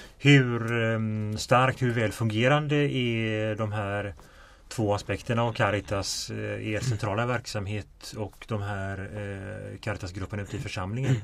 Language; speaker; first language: Swedish; native; Swedish